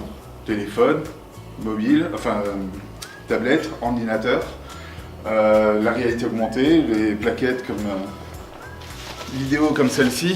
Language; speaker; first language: French; native; French